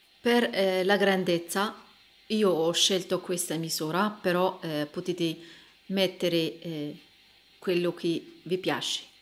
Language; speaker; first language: Italian; non-native, learner; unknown